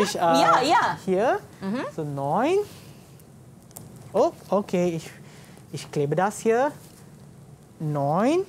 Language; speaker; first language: German; non-native, learner; Malay